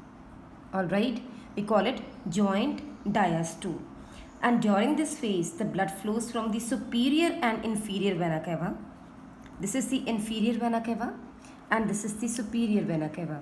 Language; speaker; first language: English; non-native, local second language; Hindi